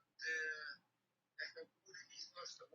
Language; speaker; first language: Finnish; non-native, learner; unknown